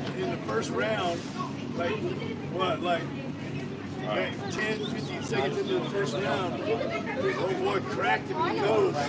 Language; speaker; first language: English; native; English